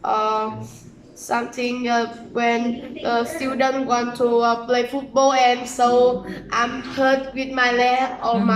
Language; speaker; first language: English; non-native, learner; Vietnamese